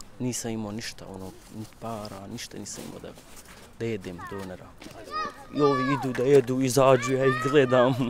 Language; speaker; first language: Croatian; non-native, learner; Kurdish